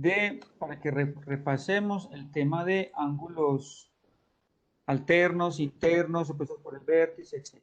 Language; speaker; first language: Spanish; native; Spanish